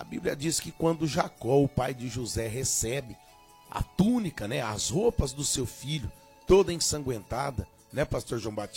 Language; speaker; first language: Portuguese; native; Portuguese